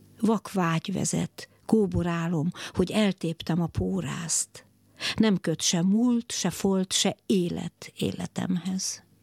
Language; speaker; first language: Hungarian; native; Hungarian